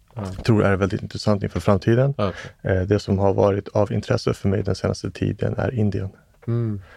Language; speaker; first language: Swedish; early bilingual, other home language; English